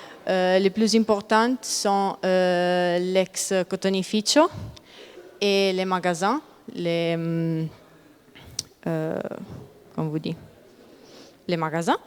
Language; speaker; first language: French; non-native, learner; Italian